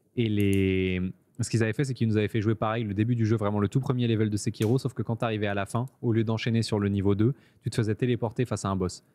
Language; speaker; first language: French; native; French